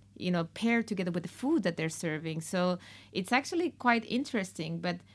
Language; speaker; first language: English; non-native, fluent; Spanish